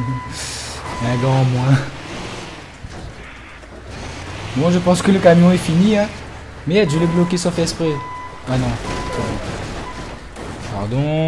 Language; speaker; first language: French; native; French